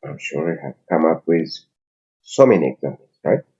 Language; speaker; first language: English; non-native, local second language; Amharic